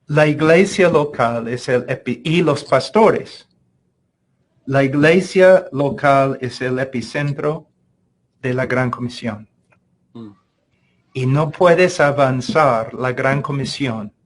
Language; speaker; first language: Spanish; non-native, fluent; English